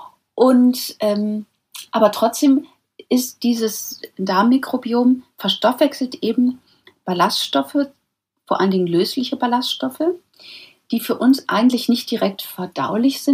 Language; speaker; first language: German; native; German